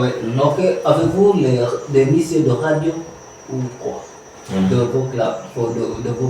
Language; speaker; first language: French; non-native, learner; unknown